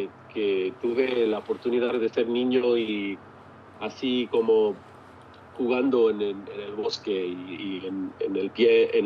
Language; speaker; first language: Spanish; early bilingual, heritage; English